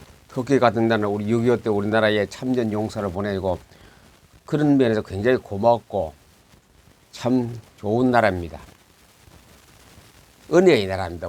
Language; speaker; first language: Korean; native; Korean